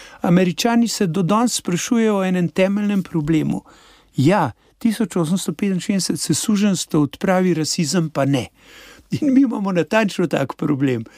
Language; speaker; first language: Slovenian; native; Slovenian